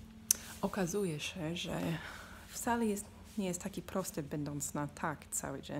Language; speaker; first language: Polish; early bilingual, heritage; Polish